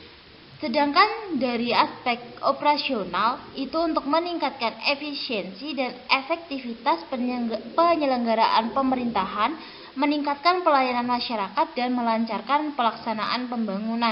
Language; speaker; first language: Indonesian; native; Indonesian